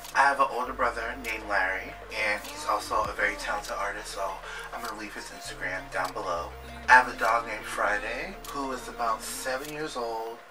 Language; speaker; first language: English; native; English